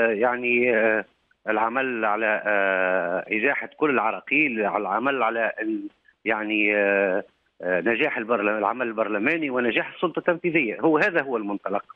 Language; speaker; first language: Arabic; native; Arabic